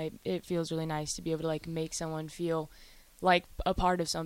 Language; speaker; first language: English; native; English